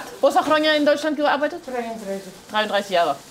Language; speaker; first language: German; non-native, learner; Greek